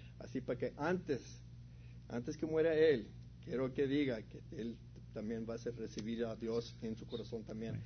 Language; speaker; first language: Spanish; early bilingual, heritage; Spanish